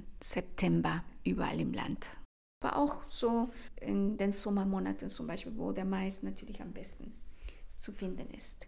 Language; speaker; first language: German; non-native, fluent; Spanish